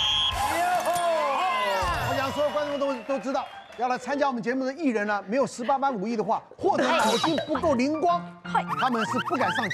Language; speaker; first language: Chinese; native; Chinese